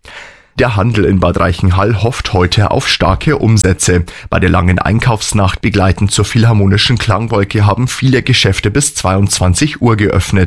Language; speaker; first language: German; native; German